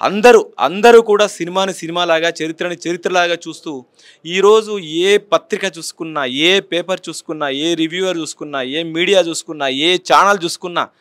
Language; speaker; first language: Telugu; native; Telugu